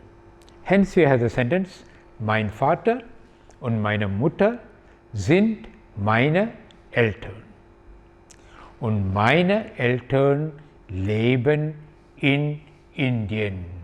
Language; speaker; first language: German; non-native, fluent; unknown